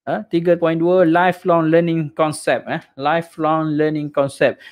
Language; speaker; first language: English; non-native, local second language; Malay